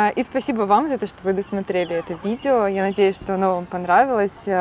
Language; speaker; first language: Russian; native; Russian